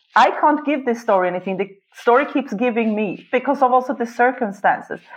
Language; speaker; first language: English; non-native, fluent; Swedish